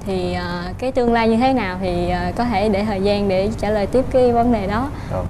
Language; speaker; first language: Vietnamese; native; Vietnamese